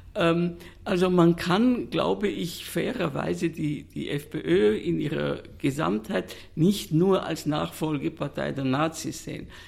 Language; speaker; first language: German; native; German